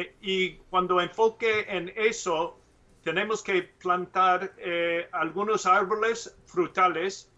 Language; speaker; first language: Spanish; non-native, learner; English